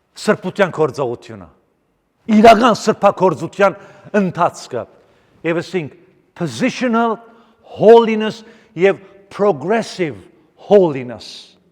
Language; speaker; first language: Armenian; native; Armenian